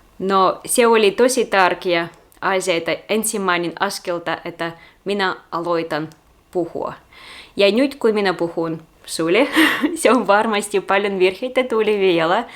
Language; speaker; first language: Finnish; non-native, learner; Russian